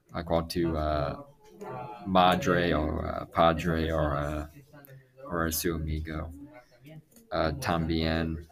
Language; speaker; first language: Spanish; non-native, learner; English